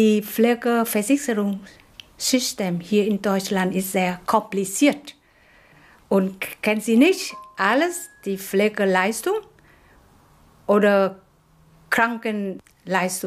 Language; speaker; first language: German; non-native, learner; Vietnamese